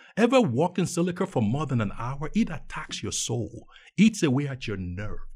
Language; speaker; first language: English; non-native, local second language; Yoruba